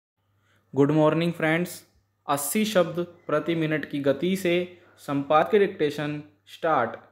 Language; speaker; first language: Hindi; native; Hindi